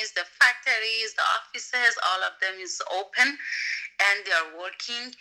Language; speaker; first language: English; non-native, learner; Persian